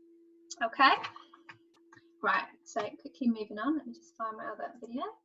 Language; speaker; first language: English; native; English